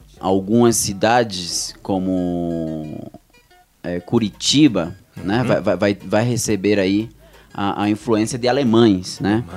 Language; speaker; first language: Portuguese; native; Portuguese